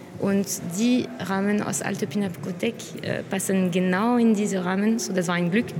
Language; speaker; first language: German; non-native, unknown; French